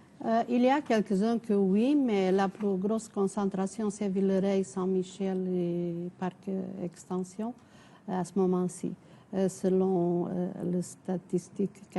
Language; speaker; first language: French; non-native, fluent; Portuguese